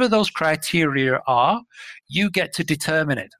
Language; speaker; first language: English; native; English